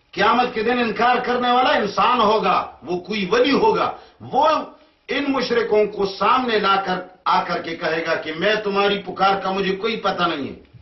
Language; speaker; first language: Urdu; non-native, local second language; Pashto